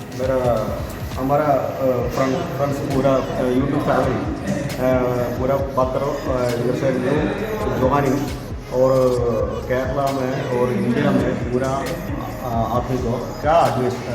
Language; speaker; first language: Hindi; non-native, local second language; Malayalam